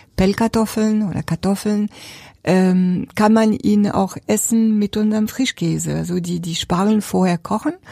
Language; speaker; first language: German; non-native, fluent; French